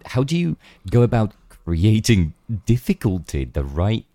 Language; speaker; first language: English; non-native, fluent; Czech